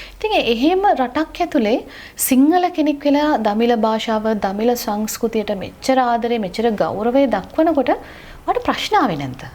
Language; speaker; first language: Sinhala; native; Sinhala